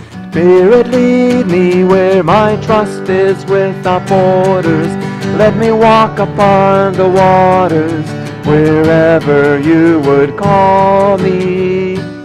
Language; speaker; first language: English; native; English